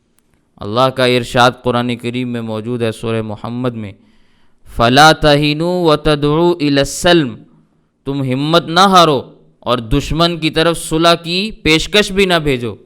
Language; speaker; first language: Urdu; native; Urdu